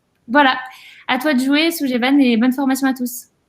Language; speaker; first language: French; native; French